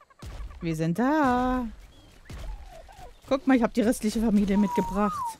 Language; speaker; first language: German; native; German